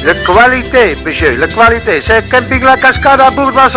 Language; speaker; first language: French; non-native, learner; Dutch